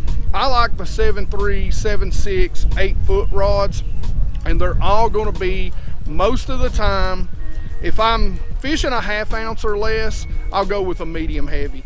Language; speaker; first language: English; native; English